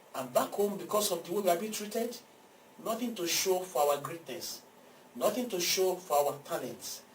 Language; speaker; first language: English; non-native, local second language; Yoruba